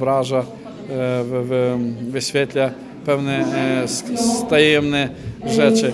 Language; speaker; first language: Polish; non-native, fluent; Ukrainian